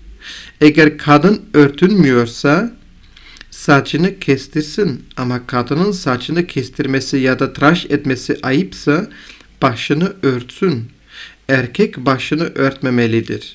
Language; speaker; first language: Turkish; non-native, fluent; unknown